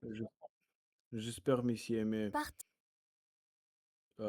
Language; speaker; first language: French; non-native, learner; Russian